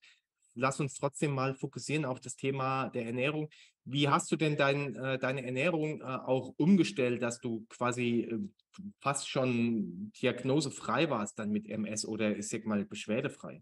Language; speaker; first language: German; native; German